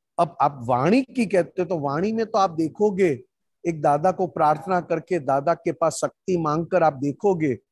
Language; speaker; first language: Hindi; non-native, local second language; Gujarati